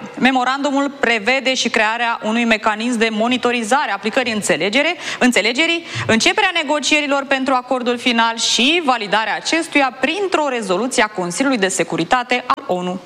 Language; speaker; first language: Romanian; native; Romanian